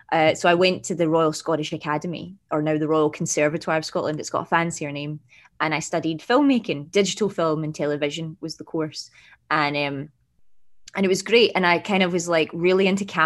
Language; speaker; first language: English; native; English